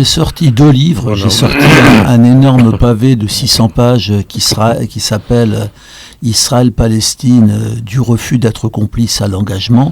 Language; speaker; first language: French; native; French